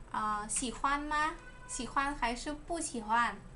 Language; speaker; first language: Chinese; non-native, learner; Vietnamese